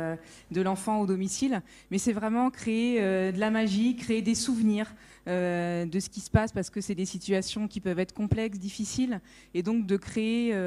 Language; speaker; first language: French; native; French